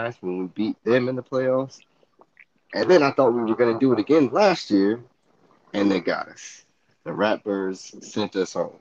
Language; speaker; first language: English; native; English